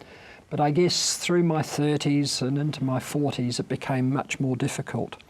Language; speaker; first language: English; native; English